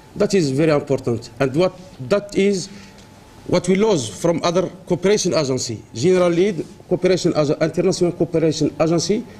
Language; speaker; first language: English; non-native, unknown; Arabic